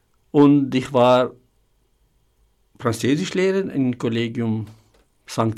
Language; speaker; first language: German; non-native, fluent; Arabic